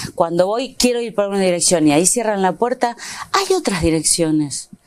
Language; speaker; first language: Spanish; native; Spanish